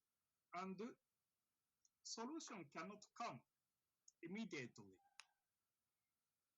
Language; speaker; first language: English; non-native, fluent; Japanese